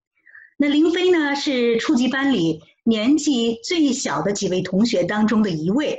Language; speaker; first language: Chinese; native; Chinese